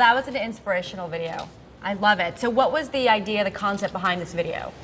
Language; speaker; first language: English; native; English